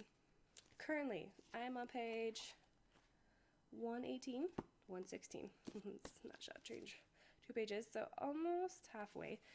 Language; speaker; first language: English; native; English